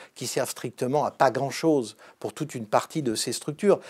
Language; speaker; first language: French; native; French